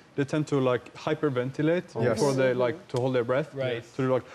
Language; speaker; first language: English; non-native, fluent; Swedish